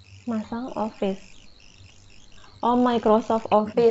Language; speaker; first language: English; non-native, fluent; Indonesian